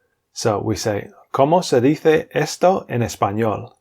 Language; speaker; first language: Spanish; non-native, fluent; English